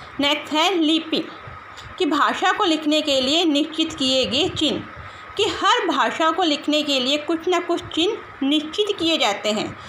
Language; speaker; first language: Hindi; non-native, local second language; Punjabi